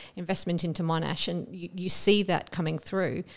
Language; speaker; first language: English; native; English